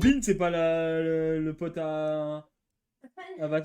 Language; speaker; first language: French; native; French